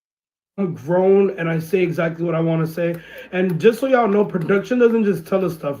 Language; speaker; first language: English; early bilingual, other home language; Spanish